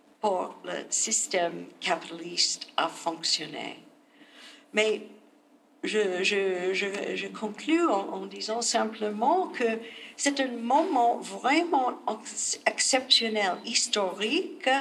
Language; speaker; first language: French; non-native, learner; English